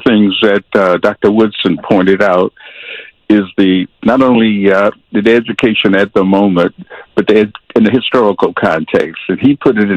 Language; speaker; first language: English; native; English